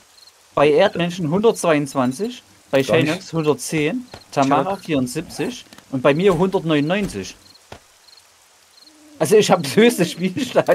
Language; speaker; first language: German; native; German